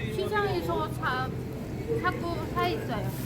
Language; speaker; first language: Korean; non-native, learner; Vietnamese